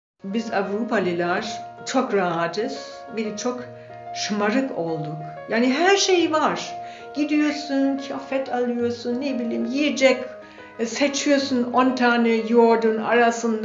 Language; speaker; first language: Turkish; early bilingual, heritage; Turkish